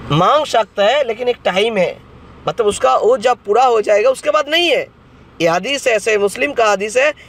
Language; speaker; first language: Hindi; non-native, local second language; Bangla